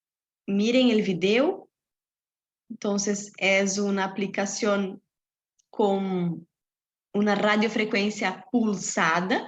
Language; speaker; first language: Spanish; non-native, fluent; Portuguese